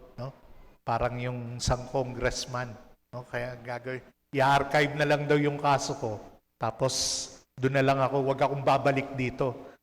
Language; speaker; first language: Filipino; native; Filipino